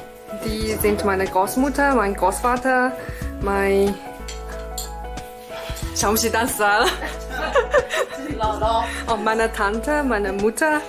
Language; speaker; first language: German; non-native, fluent; Chinese